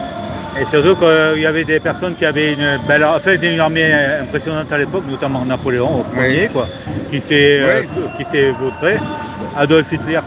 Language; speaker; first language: French; native; French